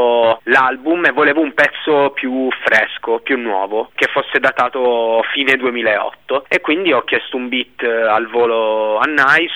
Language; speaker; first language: Italian; native; Italian